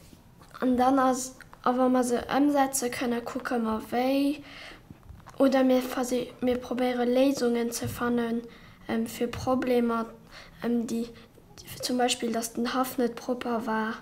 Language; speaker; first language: German; non-native, local second language; Luxembourgish